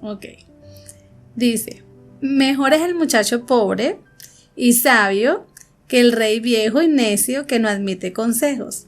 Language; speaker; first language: Spanish; native; Spanish